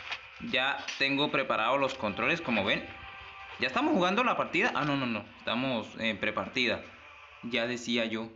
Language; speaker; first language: Spanish; native; Spanish